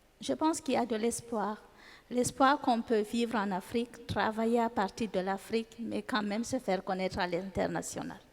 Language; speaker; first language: French; non-native, local second language; Fula